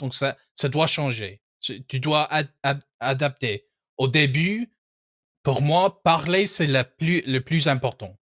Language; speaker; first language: French; non-native, fluent; English